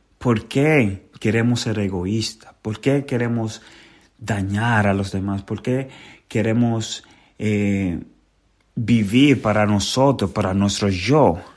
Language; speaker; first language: Spanish; native; Spanish